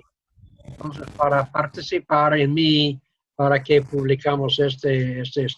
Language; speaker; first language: Spanish; non-native, fluent; English